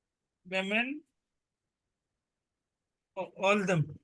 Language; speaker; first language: Turkish; non-native, learner; Urdu